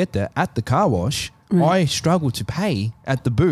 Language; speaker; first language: English; native; English